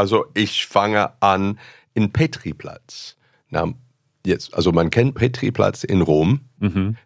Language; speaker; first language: German; non-native, fluent; English